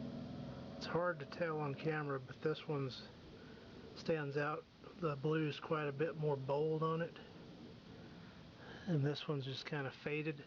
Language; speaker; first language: English; native; English